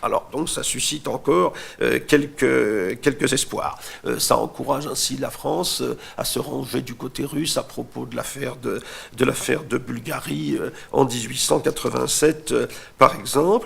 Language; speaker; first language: French; native; French